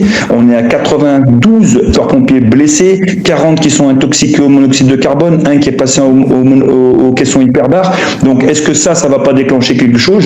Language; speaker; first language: French; native; French